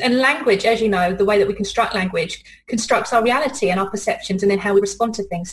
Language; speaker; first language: English; native; English